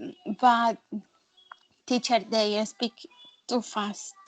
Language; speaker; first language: English; non-native, learner; Spanish